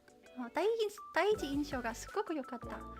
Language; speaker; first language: Japanese; non-native, learner; Chinese